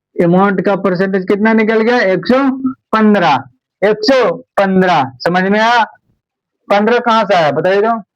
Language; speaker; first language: Hindi; native; Hindi